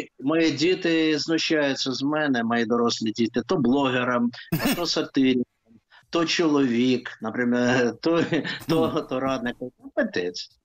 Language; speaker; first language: Ukrainian; non-native, local second language; Russian